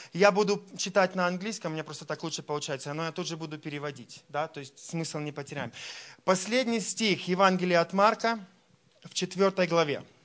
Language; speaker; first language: Russian; early bilingual, heritage; Russian